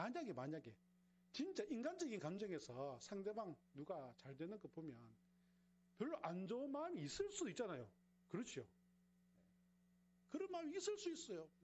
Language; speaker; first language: Korean; native; Korean